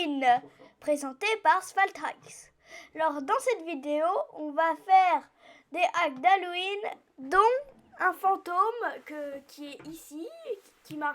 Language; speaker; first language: French; native; French